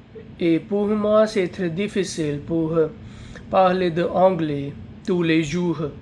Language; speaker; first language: French; non-native, learner; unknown